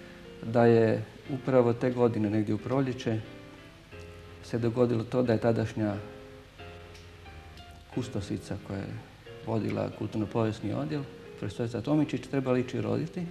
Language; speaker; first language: Croatian; native; Croatian